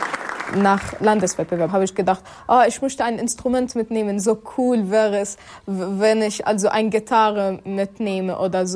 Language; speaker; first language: German; non-native, fluent; Arabic